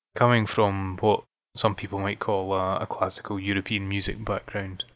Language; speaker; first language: English; native; English